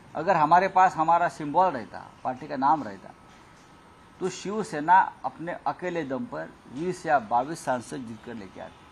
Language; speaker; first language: Hindi; non-native, local second language; Marathi